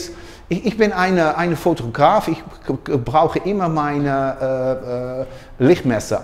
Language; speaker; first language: German; non-native, learner; Dutch